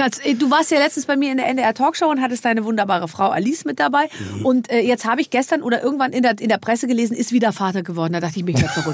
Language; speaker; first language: German; native; German